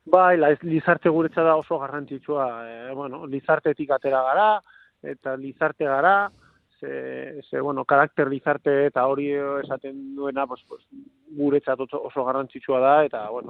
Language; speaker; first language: Basque; non-native, local second language; Spanish